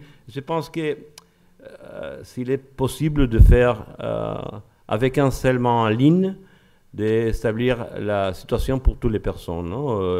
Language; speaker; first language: French; non-native, learner; Spanish